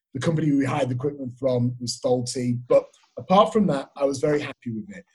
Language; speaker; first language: English; native; English